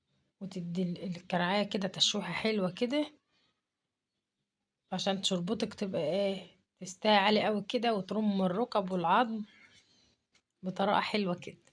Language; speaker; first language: Arabic; native; Arabic